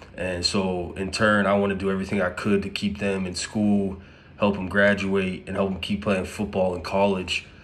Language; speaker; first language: English; native; English